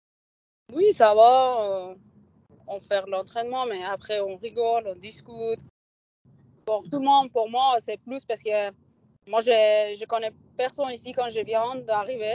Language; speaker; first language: French; non-native, learner; Persian